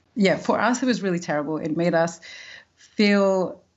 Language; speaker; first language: English; early bilingual, other home language; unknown